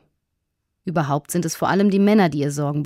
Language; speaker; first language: German; native; German